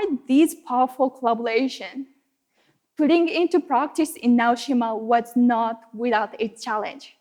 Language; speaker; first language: English; non-native, fluent; Japanese